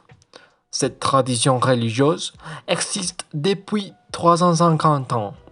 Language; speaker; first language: French; non-native, learner; Spanish